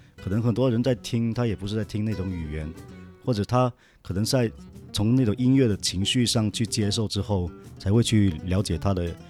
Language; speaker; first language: Chinese; non-native, local second language; Min Nan Chinese